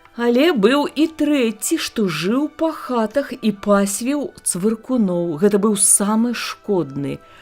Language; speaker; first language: Belarusian; native; Belarusian